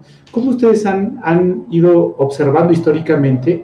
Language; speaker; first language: Spanish; native; Spanish